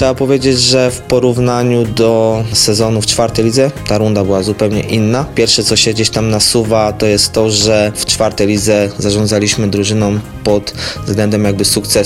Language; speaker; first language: Polish; native; Polish